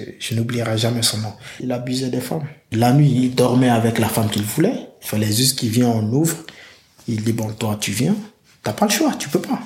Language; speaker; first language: French; non-native, local second language; Fula